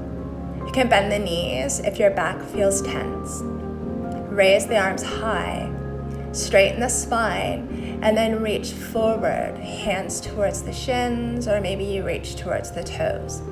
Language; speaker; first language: English; native; English